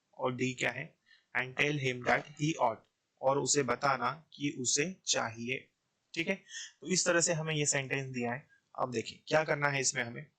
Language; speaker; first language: Hindi; native; Hindi